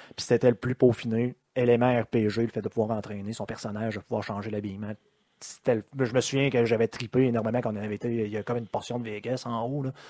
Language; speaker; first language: French; native; French